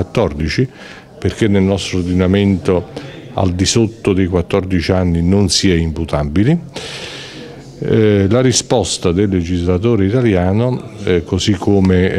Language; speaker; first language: Italian; native; Italian